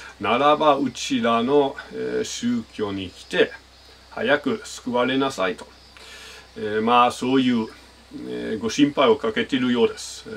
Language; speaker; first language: Japanese; non-native, fluent; German